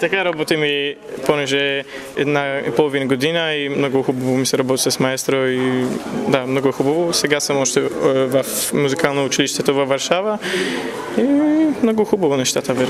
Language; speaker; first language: Bulgarian; early bilingual, heritage; Polish